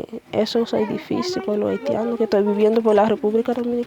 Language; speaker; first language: Spanish; non-native, learner; Haitian Creole